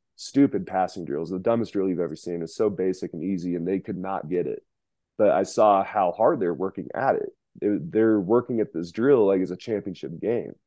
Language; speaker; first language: English; native; English